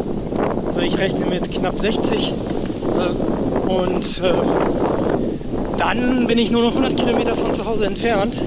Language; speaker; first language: German; native; German